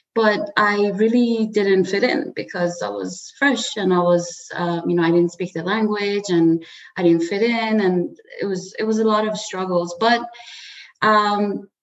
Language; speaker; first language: English; early bilingual, other home language; Persian